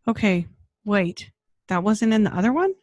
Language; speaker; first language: English; native; English